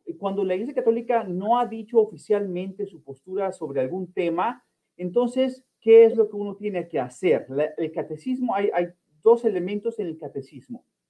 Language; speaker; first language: Spanish; early bilingual, heritage; Spanish